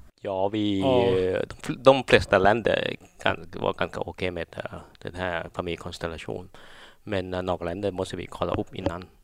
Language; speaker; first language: Swedish; non-native, learner; Thai